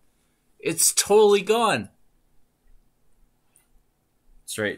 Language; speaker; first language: English; native; English